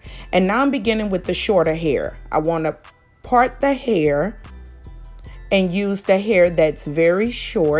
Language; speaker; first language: English; native; English